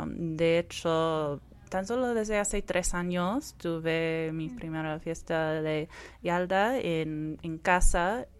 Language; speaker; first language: Spanish; non-native, fluent; English